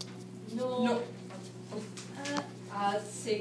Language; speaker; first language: French; non-native, learner; English